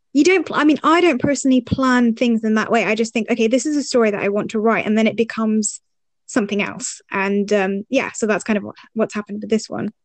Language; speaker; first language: English; early bilingual, other home language; Arabic